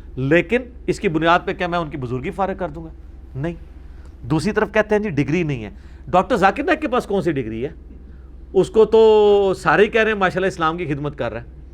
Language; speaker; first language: Urdu; non-native, local second language; Punjabi